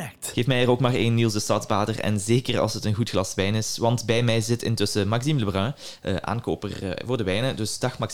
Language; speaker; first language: Dutch; native; Dutch